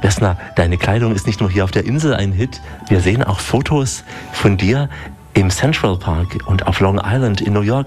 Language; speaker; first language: German; native; German